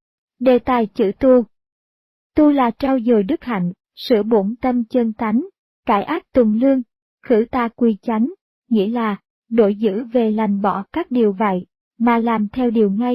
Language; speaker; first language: Vietnamese; native; Vietnamese